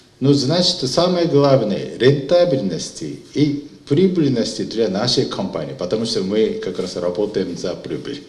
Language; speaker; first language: Russian; non-native, fluent; Japanese